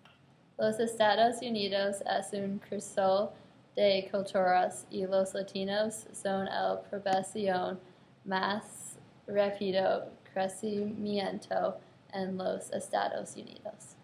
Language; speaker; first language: Spanish; non-native, learner; English